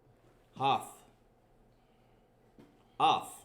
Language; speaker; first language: English; native; English